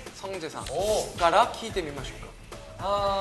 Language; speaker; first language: Japanese; non-native, fluent; Korean